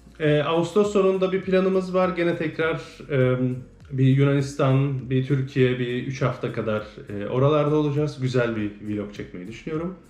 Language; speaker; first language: Turkish; early bilingual, heritage; Turkish